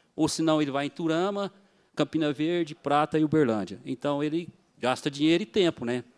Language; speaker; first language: Portuguese; native; Portuguese